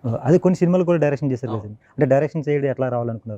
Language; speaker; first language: Telugu; native; Telugu